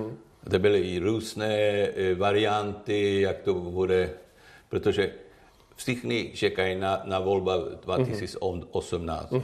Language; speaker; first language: Czech; non-native, learner; Swedish